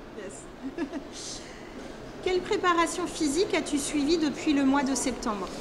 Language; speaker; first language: French; native; French